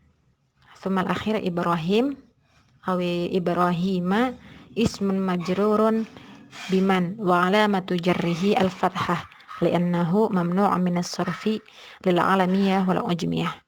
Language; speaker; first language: Arabic; non-native, learner; Indonesian